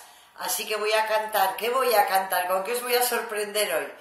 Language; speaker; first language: Spanish; native; Spanish